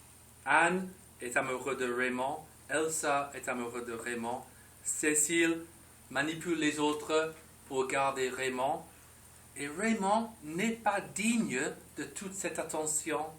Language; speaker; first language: French; non-native, fluent; English